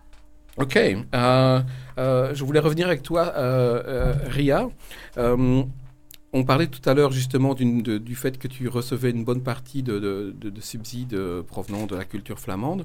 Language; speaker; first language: French; native; French